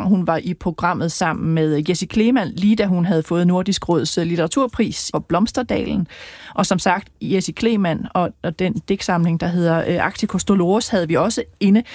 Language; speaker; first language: Danish; native; Danish